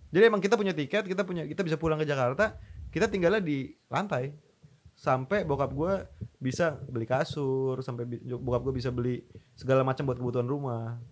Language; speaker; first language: Indonesian; native; Indonesian